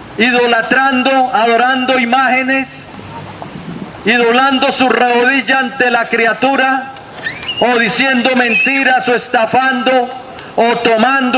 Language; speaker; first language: Spanish; native; Spanish